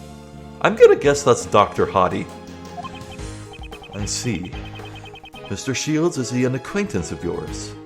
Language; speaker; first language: English; native; English